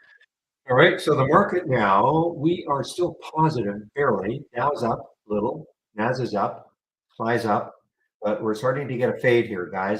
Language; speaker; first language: English; native; English